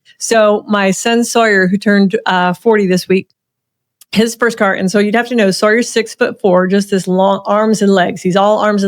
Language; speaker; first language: English; native; English